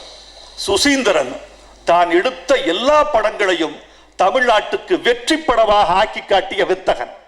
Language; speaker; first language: Tamil; native; Tamil